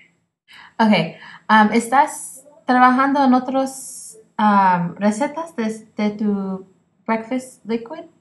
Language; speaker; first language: Spanish; early bilingual, heritage; English